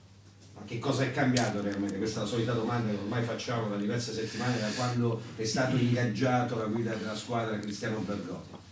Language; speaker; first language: Italian; native; Italian